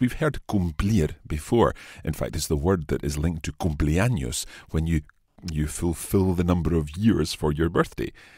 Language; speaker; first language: English; native; English